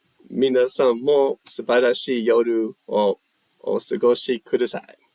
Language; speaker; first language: Japanese; non-native, learner; English